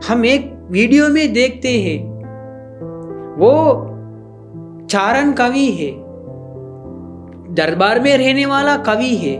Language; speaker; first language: Hindi; non-native, fluent; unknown